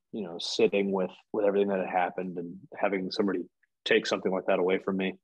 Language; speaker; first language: English; native; English